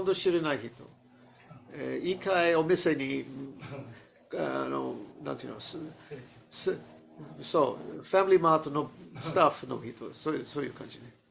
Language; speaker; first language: Japanese; non-native, learner; English